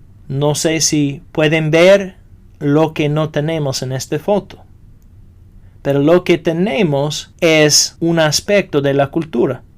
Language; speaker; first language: Spanish; non-native, fluent; English